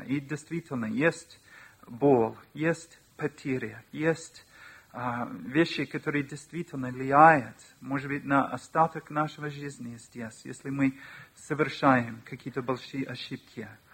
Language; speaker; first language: Russian; non-native, learner; English